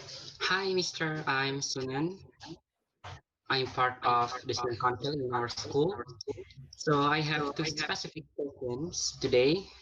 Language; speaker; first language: English; non-native, learner; Indonesian